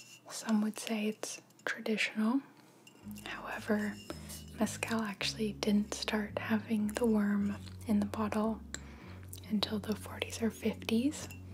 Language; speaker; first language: English; native; English